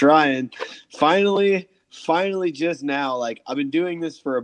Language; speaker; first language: English; native; English